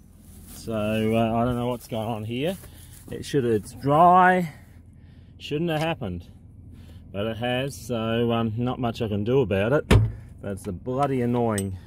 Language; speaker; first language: English; native; English